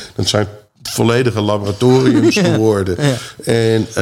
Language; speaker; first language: Dutch; native; Dutch